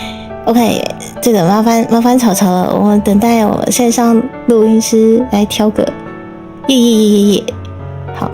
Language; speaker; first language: Chinese; native; Chinese